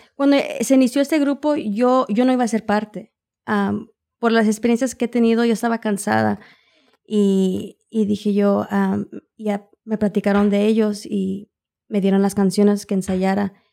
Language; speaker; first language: Spanish; early bilingual, heritage; Spanish